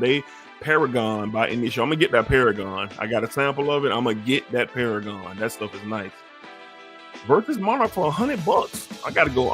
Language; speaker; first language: English; native; English